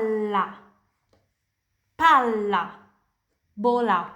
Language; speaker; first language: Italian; non-native, fluent; Indonesian